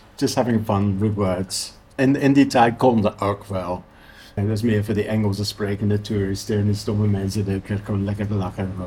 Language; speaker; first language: Dutch; non-native, fluent; English